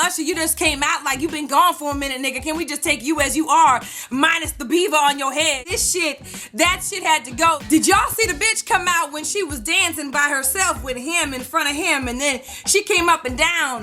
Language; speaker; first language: English; native; English